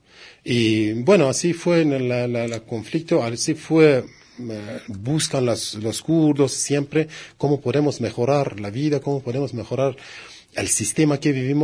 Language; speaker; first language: Spanish; non-native, learner; Kurdish